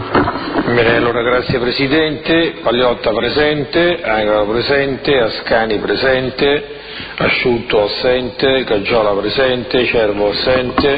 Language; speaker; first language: Italian; native; Italian